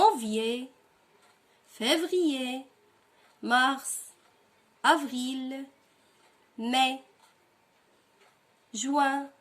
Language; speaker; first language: French; non-native, local second language; Arabic